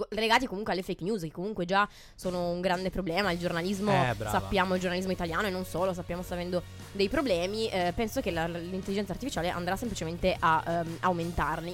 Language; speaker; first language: Italian; native; Italian